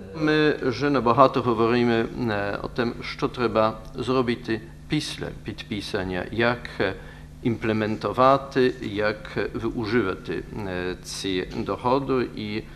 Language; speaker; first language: Ukrainian; non-native, learner; Polish